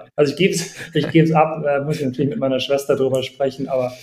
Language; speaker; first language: German; native; German